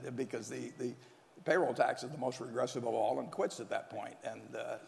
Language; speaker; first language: English; native; English